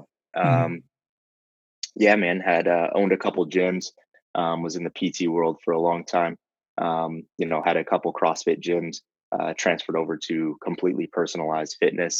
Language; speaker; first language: English; native; English